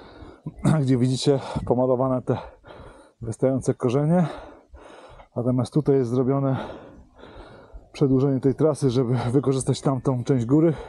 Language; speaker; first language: Polish; native; Polish